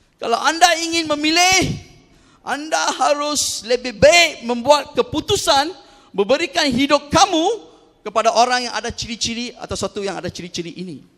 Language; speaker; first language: Malay; non-native, local second language; Tamil